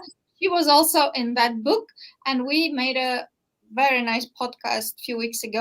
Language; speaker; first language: English; non-native, fluent; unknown